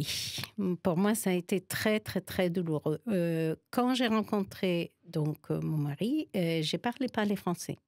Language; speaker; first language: French; non-native, fluent; Spanish